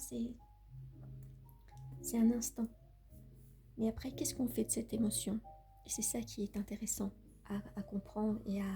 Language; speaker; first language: French; native; French